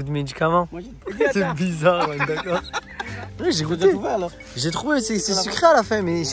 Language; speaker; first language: French; native; French